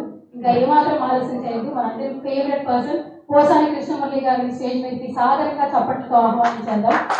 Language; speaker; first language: Telugu; native; Telugu